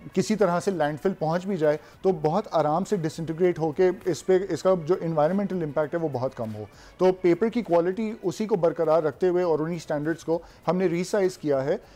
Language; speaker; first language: Urdu; native; Urdu